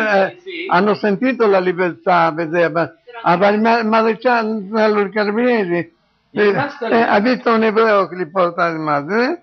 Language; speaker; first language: Italian; non-native, local second language; Arabic